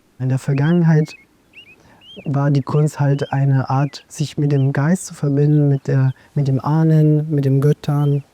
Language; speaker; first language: German; non-native, fluent; Italian